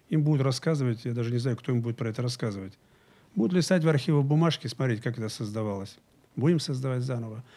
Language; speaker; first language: Russian; native; Russian